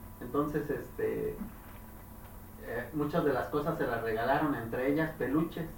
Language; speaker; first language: Spanish; native; Spanish